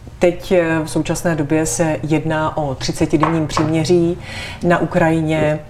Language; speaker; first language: Czech; native; Czech